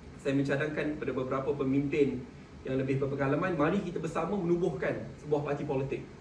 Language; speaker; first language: Malay; native; Malay